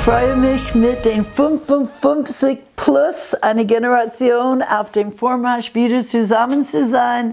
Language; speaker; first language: German; non-native, fluent; English